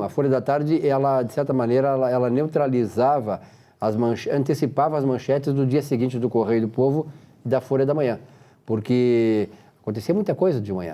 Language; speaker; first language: Portuguese; native; Portuguese